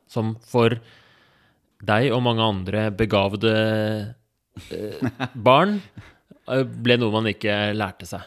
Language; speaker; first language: Norwegian; native; Norwegian